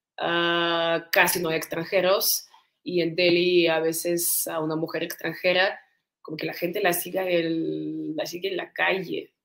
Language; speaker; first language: Spanish; non-native, fluent; Russian